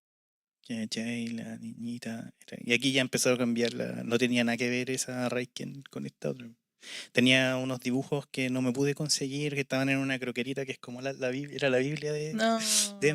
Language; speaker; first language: Spanish; native; Spanish